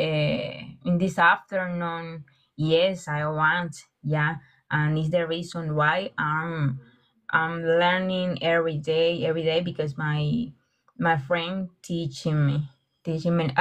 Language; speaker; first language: English; non-native, learner; Spanish